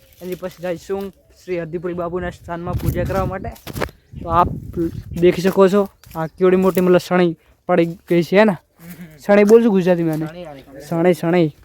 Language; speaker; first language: Gujarati; non-native, local second language; Hindi